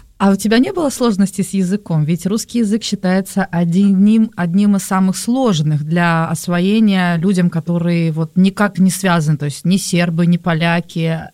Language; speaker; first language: Russian; native; Russian